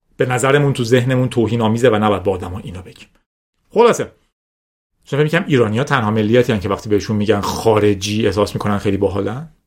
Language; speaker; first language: Persian; non-native, local second language; Azerbaijani